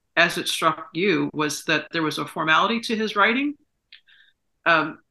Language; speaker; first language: English; native; English